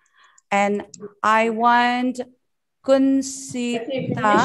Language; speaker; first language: English; non-native, fluent; Indonesian